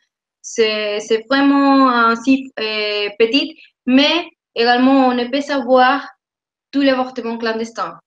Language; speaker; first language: French; non-native, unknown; Spanish